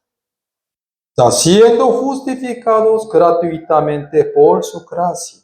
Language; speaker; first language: Spanish; non-native, fluent; Korean